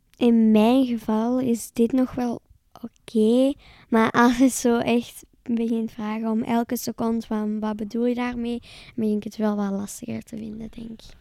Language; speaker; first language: Dutch; native; Dutch